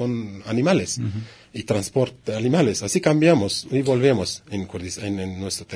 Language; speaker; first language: Spanish; non-native, learner; Kurdish